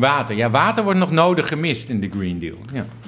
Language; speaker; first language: Dutch; native; Dutch